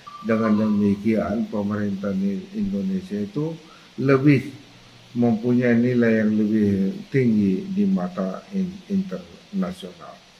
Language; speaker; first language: Indonesian; non-native, local second language; Batak Toba